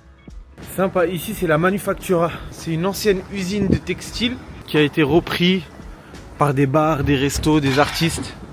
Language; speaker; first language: French; native; French